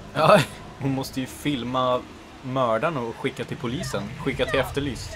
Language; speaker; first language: Swedish; native; Swedish